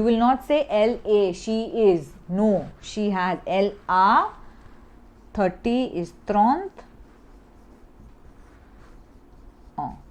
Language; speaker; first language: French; non-native, fluent; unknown